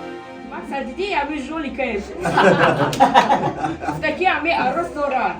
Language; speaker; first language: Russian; non-native, learner; Tajik